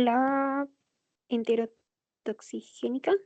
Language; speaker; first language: Spanish; native; Spanish